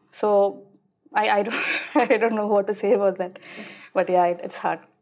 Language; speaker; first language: English; non-native, local second language; Malayalam